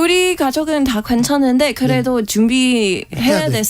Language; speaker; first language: Korean; non-native, fluent; English